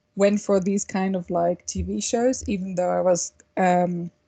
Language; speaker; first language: English; non-native, fluent; German